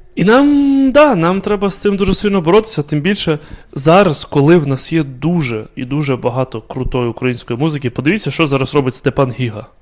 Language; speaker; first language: Ukrainian; non-native, local second language; Russian